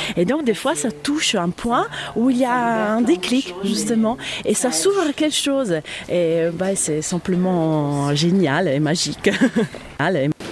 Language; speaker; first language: French; non-native, fluent; Italian